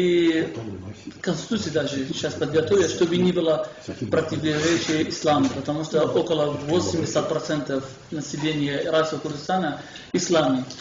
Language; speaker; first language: Russian; non-native, fluent; Kurdish